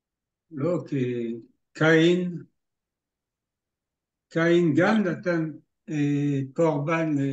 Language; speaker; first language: Hebrew; non-native, fluent; French